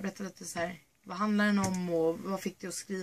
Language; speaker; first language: Swedish; native; Swedish